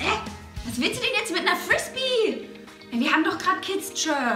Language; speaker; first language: German; native; German